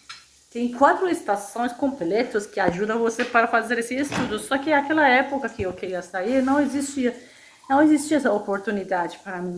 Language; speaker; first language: Portuguese; non-native, fluent; Persian